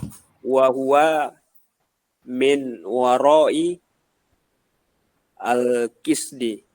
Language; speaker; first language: Arabic; non-native, learner; Indonesian